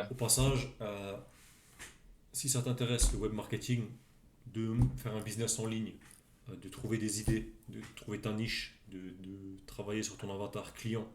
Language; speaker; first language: French; native; French